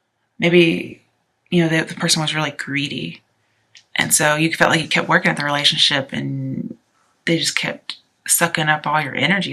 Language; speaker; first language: English; native; English